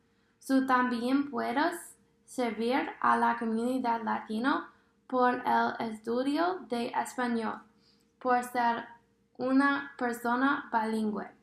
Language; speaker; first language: Spanish; non-native, fluent; English